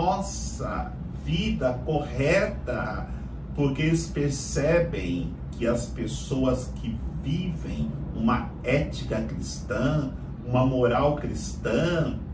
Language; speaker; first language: Portuguese; native; Portuguese